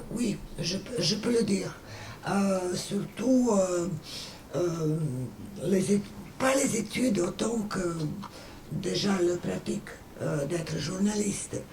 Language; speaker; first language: French; non-native, fluent; Serbian